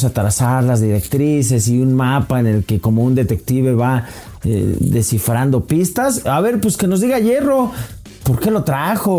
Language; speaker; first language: Spanish; native; Spanish